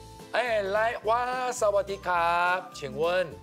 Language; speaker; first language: Chinese; native; Chinese